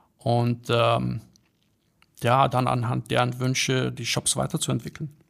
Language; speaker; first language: German; early bilingual, other home language; Polish